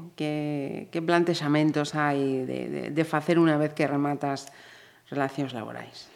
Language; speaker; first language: Galician; non-native, local second language; Spanish